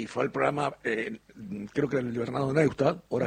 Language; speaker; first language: Spanish; native; Spanish